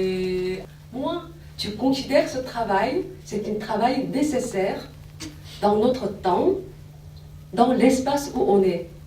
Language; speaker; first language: French; non-native, fluent; Korean